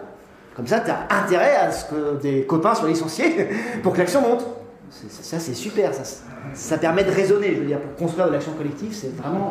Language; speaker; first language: French; native; French